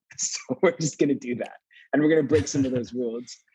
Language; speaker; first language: English; native; English